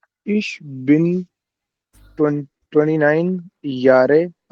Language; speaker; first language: German; non-native, learner; Urdu